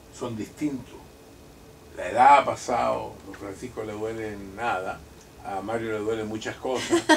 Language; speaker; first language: Spanish; non-native, local second language; German